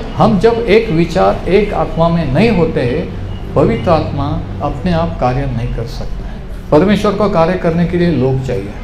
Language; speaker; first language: Hindi; non-native, local second language; Marathi